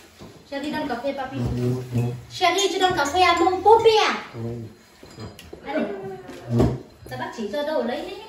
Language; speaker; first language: French; non-native, learner; Vietnamese